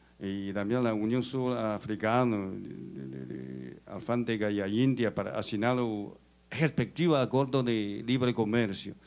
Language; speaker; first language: Spanish; non-native, fluent; Chinese